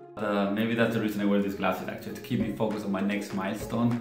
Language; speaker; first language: English; non-native, fluent; Spanish